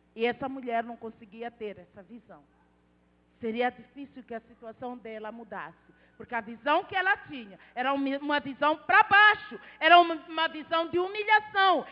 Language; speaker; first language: Portuguese; non-native, local second language; Tsonga